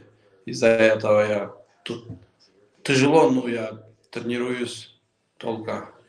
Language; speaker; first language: Russian; non-native, local second language; Kyrgyz